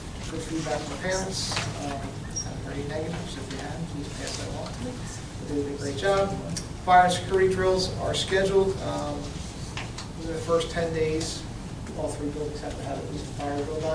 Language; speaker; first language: English; native; English